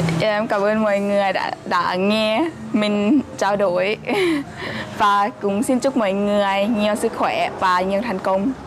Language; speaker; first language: Vietnamese; non-native, fluent; Lao